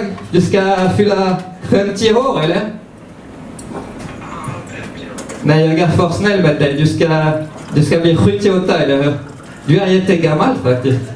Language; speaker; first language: Swedish; non-native, fluent; French